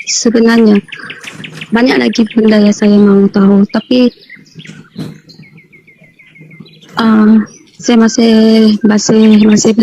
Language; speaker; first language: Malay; non-native, local second language; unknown